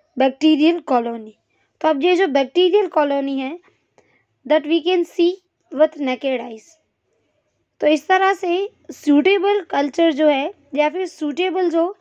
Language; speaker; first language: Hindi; non-native, local second language; Gujarati